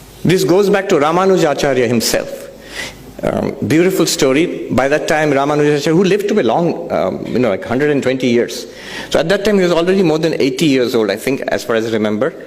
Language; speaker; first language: English; non-native, local second language; Bangla